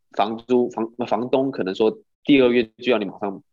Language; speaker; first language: Chinese; non-native, local second language; Cantonese